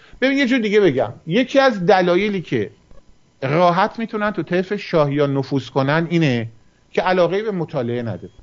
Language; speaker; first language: Persian; early bilingual, heritage; Persian